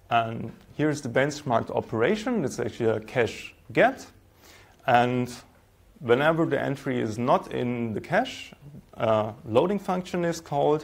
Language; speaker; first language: English; non-native, fluent; German